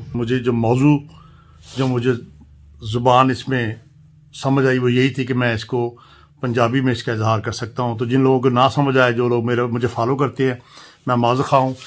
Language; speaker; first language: Urdu; non-native, local second language; Punjabi